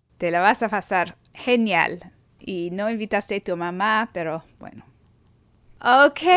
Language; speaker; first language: Spanish; non-native, fluent; English